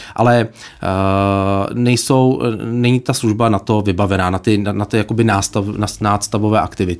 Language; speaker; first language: Czech; native; Czech